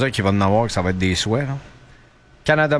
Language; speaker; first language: French; native; French